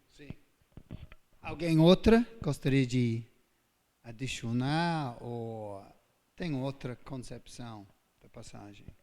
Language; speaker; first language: Portuguese; non-native, fluent; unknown